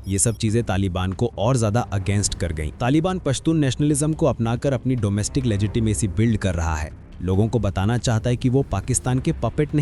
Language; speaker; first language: Hindi; native; Hindi